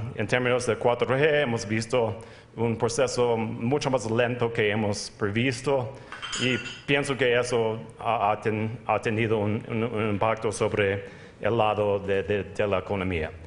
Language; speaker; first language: Spanish; non-native, fluent; English